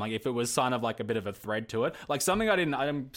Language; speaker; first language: English; native; English